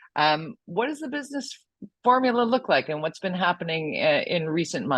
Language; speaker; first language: English; native; English